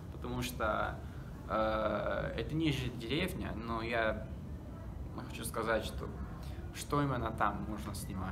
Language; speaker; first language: Russian; non-native, learner; English